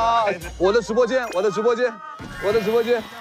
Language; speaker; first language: Chinese; native; Chinese